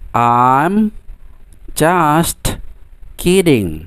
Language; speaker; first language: English; non-native, fluent; Indonesian